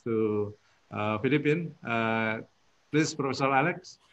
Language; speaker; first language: English; non-native, fluent; Indonesian